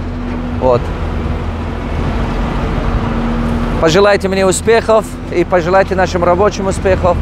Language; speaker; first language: Russian; non-native, local second language; Tajik